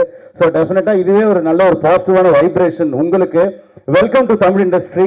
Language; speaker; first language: Tamil; native; Tamil